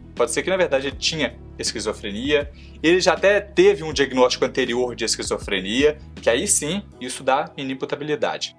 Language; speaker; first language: Portuguese; native; Portuguese